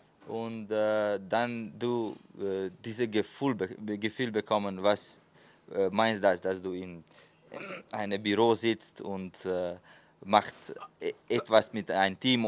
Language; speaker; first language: German; non-native, fluent; Slovenian